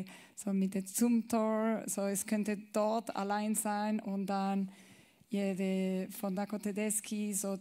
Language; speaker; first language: German; non-native, learner; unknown